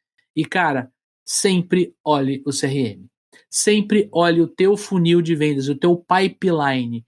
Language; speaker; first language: Portuguese; native; Portuguese